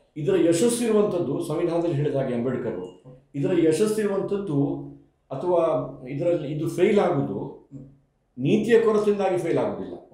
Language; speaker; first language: Kannada; native; Kannada